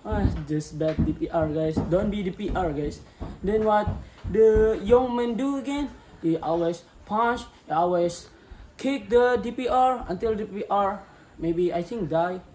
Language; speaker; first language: English; non-native, learner; Indonesian